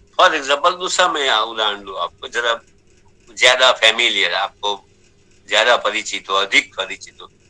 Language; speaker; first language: Hindi; non-native, local second language; Gujarati